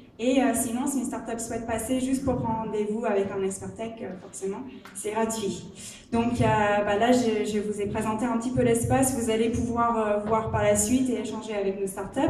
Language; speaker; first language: French; non-native, fluent; English